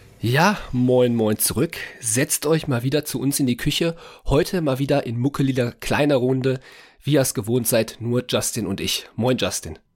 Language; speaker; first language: German; native; German